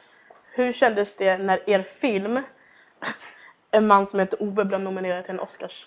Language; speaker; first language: Swedish; native; Swedish